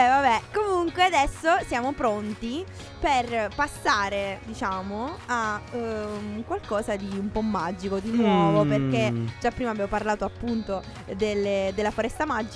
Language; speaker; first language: Italian; native; Italian